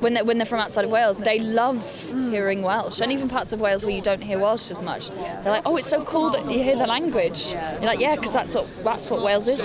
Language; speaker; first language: English; native; English